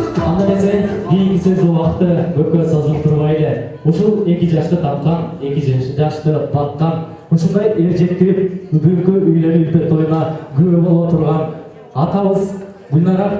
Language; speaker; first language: Kyrgyz; native; Kyrgyz